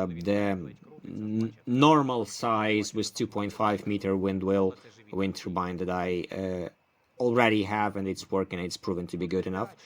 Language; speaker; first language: English; non-native, fluent; Ukrainian